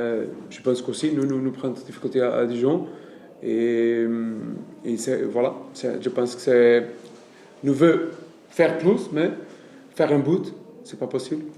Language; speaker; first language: French; non-native, learner; Portuguese